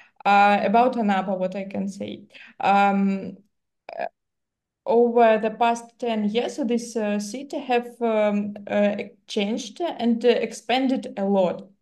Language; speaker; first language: English; non-native, learner; Russian